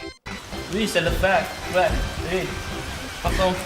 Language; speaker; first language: French; non-native, learner; Portuguese